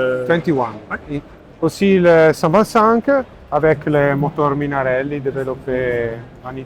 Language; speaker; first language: French; non-native, learner; Italian